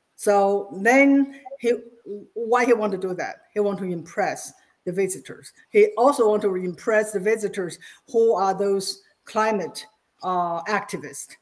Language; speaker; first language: English; non-native, fluent; Chinese